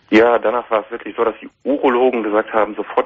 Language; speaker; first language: German; native; German